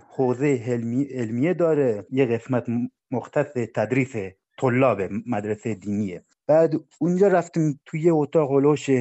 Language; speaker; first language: Persian; non-native, local second language; Baluchi